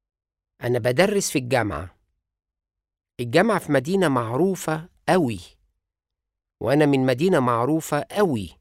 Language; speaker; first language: Arabic; non-native, fluent; Italian